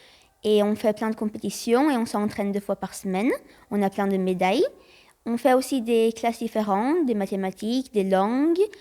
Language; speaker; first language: French; early bilingual, heritage; French